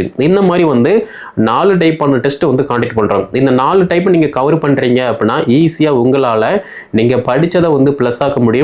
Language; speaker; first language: Tamil; native; Tamil